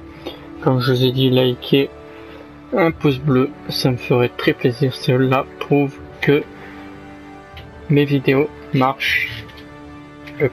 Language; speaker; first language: French; native; French